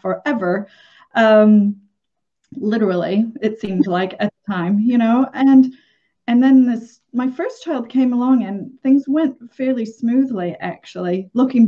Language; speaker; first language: English; native; English